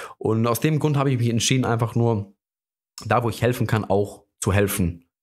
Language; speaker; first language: German; non-native, fluent; Greek